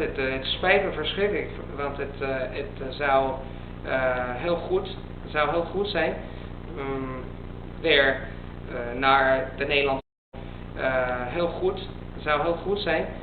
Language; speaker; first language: Dutch; non-native, learner; Italian